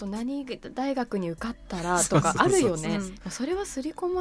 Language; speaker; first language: Japanese; native; Japanese